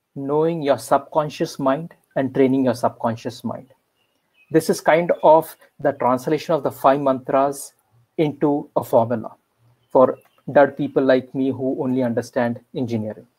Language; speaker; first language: English; non-native, local second language; Marathi